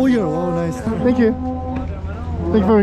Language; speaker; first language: English; non-native, learner; Korean